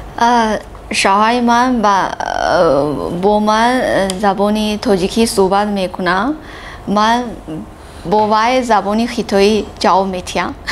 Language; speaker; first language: Tajik; non-native, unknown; Chinese